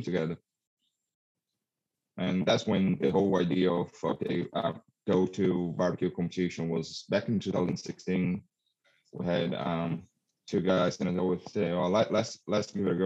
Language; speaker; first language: English; non-native, fluent; Portuguese